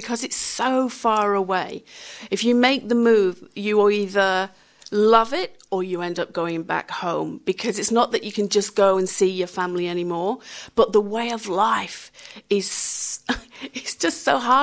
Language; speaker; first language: English; native; English